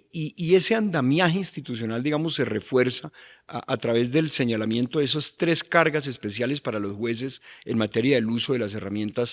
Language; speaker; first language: Spanish; native; Spanish